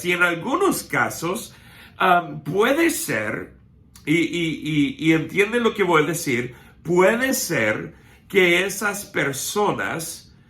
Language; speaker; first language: Spanish; non-native, fluent; English